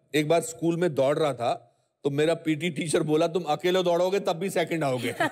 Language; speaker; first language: Hindi; native; Hindi